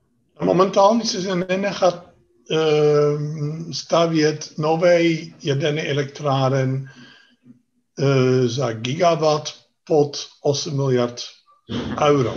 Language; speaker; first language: Czech; non-native, fluent; Dutch